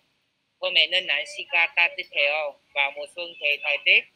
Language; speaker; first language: Vietnamese; native; Vietnamese